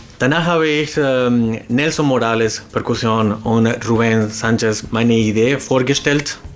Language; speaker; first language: German; non-native, fluent; Spanish